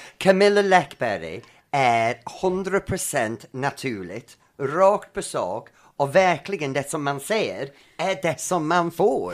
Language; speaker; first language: Swedish; non-native, fluent; English